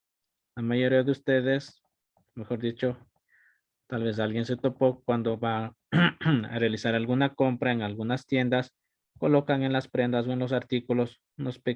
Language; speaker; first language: Spanish; native; Spanish